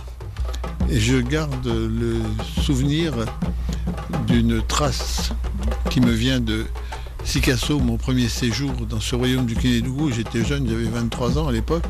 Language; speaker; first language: French; native; French